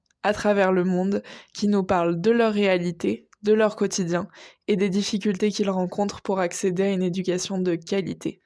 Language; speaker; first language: French; native; French